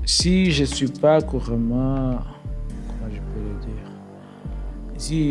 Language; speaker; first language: French; non-native, learner; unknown